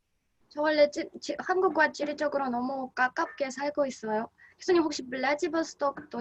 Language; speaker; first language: Korean; non-native, fluent; Russian